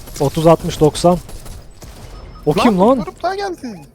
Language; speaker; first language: Turkish; native; Turkish